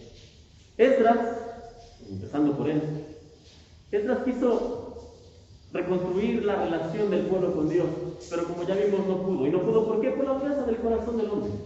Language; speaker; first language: Spanish; native; Spanish